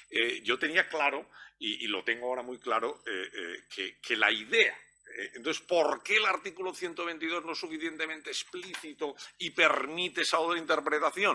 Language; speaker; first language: Spanish; native; Spanish